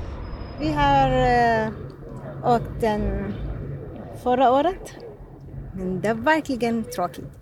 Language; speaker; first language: Swedish; non-native, fluent; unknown